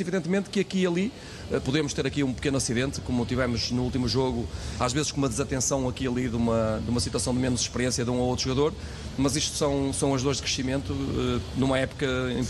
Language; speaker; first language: Portuguese; native; Portuguese